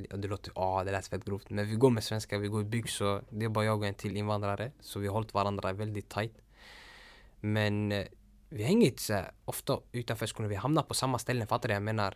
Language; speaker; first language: Swedish; early bilingual, other home language; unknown